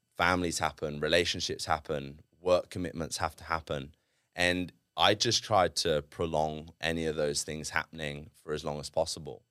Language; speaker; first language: English; native; English